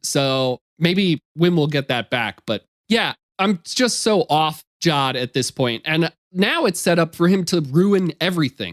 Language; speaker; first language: English; native; English